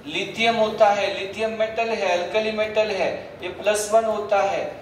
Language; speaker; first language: Hindi; non-native, local second language; Marathi